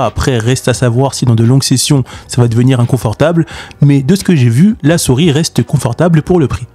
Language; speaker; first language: French; native; French